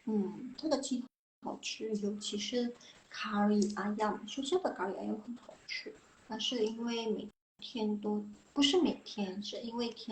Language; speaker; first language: Chinese; non-native, fluent; Indonesian